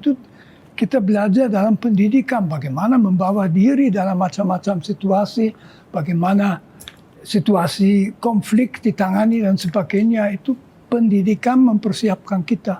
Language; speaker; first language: Indonesian; non-native, fluent; German